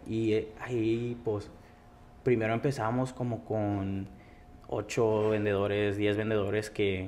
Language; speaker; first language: Spanish; early bilingual, heritage; Spanish